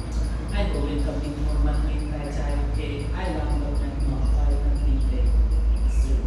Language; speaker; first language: Vietnamese; non-native, learner; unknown